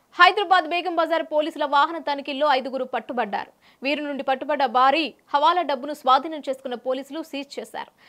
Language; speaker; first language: Telugu; native; Telugu